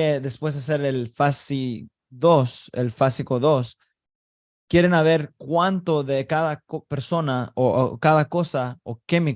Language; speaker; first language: Spanish; early bilingual, heritage; Spanish